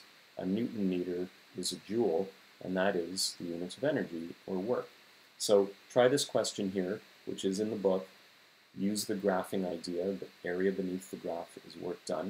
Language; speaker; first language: English; native; English